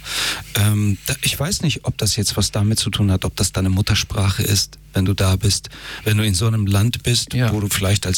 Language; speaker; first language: German; early bilingual, other home language; Persian